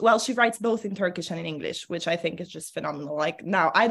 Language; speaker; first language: English; non-native, fluent; Italian